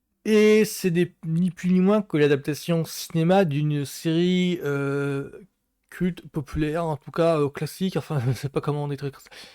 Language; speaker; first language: French; native; French